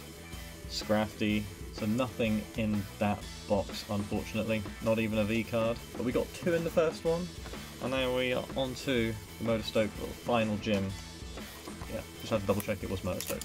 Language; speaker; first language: English; native; English